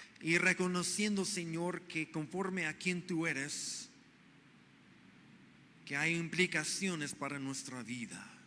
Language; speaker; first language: Spanish; non-native, fluent; English